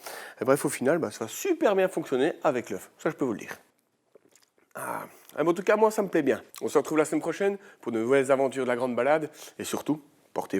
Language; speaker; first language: French; native; French